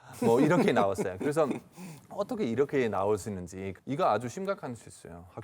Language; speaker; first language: Korean; non-native, fluent; German